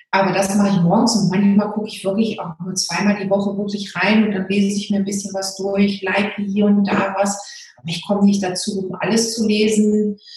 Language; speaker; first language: German; native; German